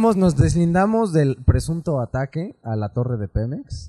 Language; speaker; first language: Spanish; native; Spanish